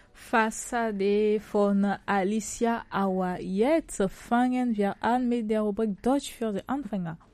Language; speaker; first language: German; non-native, learner; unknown